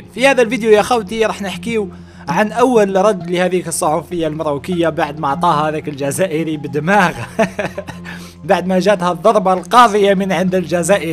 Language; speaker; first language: Arabic; native; Arabic